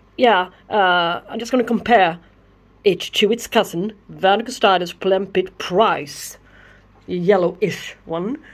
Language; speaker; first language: English; non-native, fluent; Swedish